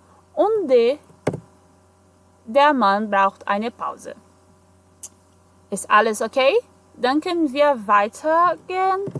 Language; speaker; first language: German; non-native, fluent; Portuguese